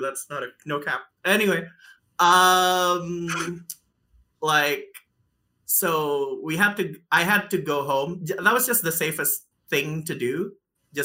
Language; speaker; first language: English; non-native, fluent; Indonesian